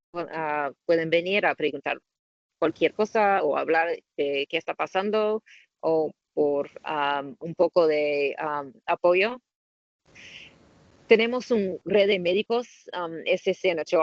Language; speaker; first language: Spanish; non-native, learner; English